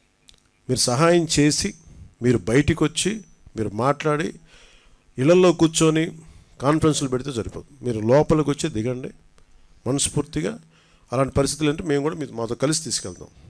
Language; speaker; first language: Telugu; native; Telugu